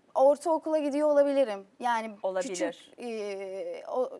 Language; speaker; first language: Turkish; native; Turkish